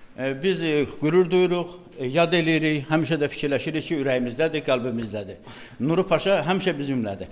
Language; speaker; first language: Azerbaijani; native; Azerbaijani